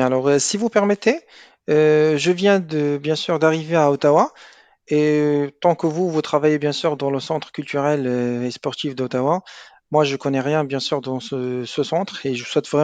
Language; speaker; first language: French; non-native, local second language; Arabic